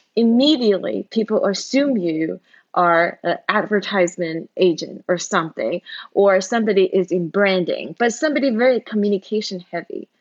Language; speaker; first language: English; non-native, fluent; Chinese